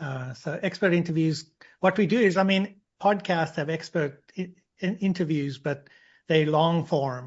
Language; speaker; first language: English; native; English